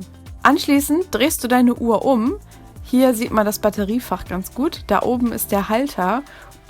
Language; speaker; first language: German; native; German